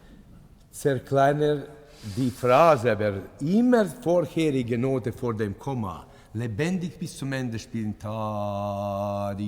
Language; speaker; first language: German; non-native, fluent; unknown